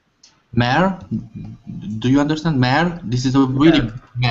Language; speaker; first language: English; non-native, learner; Hungarian